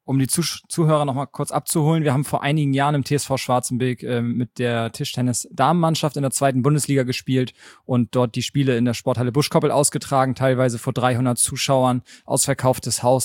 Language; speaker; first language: German; native; German